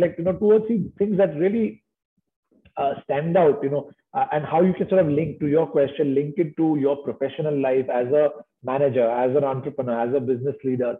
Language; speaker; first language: English; non-native, local second language; Marathi